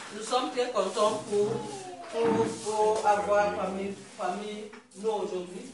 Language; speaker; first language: French; non-native, learner; Swahili